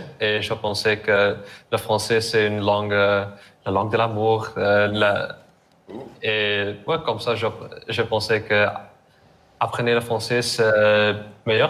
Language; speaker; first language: French; non-native, learner; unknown